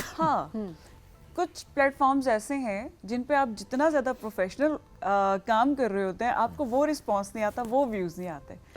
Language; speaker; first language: Urdu; non-native, local second language; Punjabi